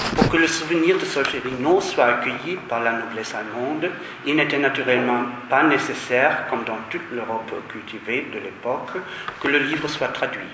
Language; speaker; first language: French; non-native, fluent; German